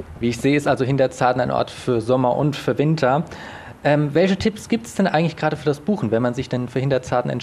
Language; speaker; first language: German; native; German